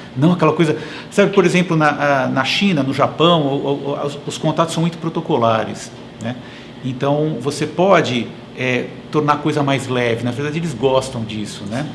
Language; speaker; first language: Portuguese; native; Portuguese